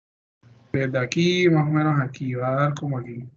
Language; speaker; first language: Spanish; native; Spanish